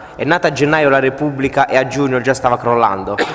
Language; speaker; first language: Italian; native; Italian